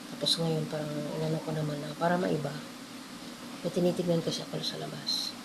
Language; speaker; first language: Filipino; non-native, local second language; Cebuano